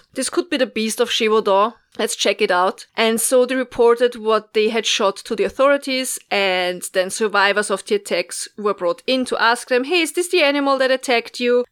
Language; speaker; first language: English; non-native, fluent; German